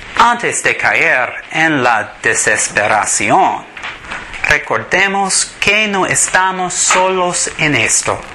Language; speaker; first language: Spanish; non-native, learner; English